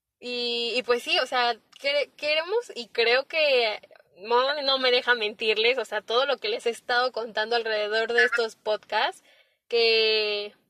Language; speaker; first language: Spanish; native; Spanish